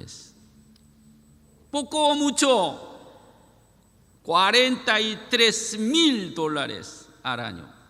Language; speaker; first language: Spanish; non-native, learner; Korean